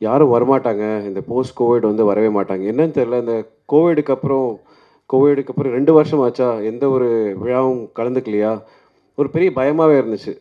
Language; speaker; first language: Tamil; native; Tamil